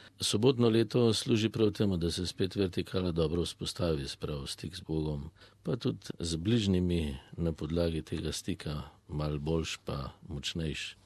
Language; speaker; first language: Slovenian; native; Slovenian